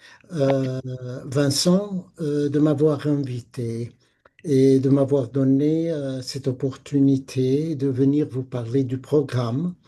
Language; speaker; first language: French; non-native, fluent; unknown